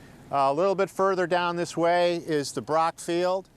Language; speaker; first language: English; native; English